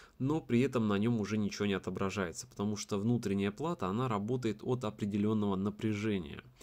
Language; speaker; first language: Russian; native; Russian